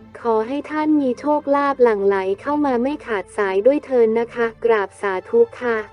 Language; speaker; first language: Thai; native; Thai